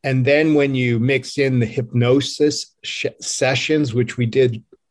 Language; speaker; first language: English; native; English